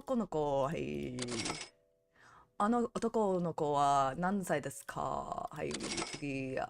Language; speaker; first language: Japanese; non-native, learner; English